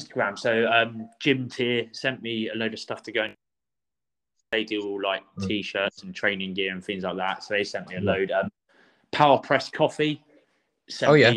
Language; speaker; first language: English; native; English